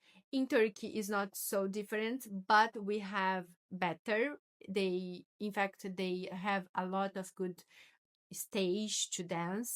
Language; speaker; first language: English; non-native, learner; Portuguese